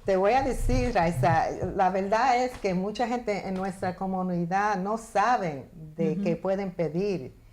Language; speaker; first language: Spanish; early bilingual, heritage; Spanish